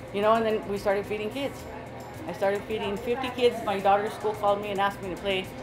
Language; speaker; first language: English; native; English